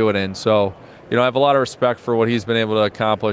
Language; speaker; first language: English; native; English